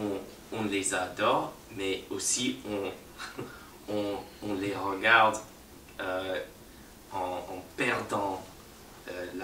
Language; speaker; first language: French; non-native, fluent; English